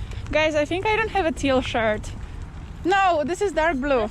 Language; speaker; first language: English; non-native, fluent; Polish